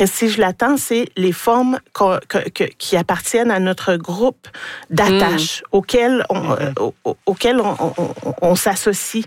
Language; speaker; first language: French; native; French